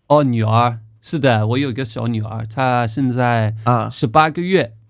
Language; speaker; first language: Chinese; non-native, learner; English